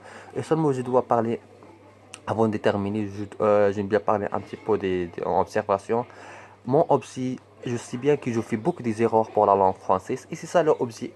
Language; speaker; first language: French; non-native, learner; Arabic